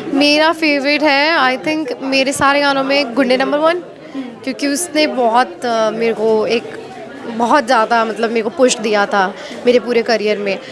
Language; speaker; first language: Hindi; native; Hindi